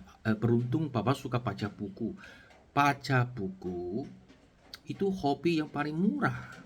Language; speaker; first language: Indonesian; non-native, learner; Chinese